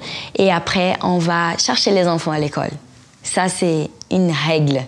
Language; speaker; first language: French; non-native, fluent; Portuguese